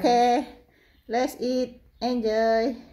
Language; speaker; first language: English; non-native, learner; Indonesian